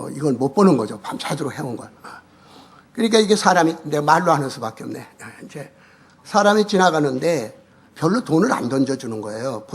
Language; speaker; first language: Korean; native; Korean